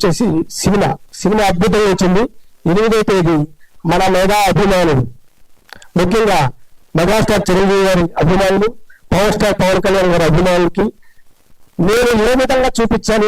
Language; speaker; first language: Telugu; native; Telugu